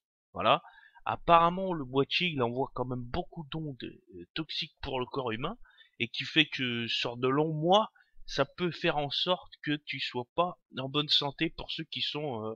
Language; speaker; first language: French; native; French